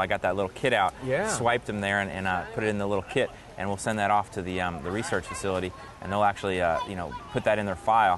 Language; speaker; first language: English; native; English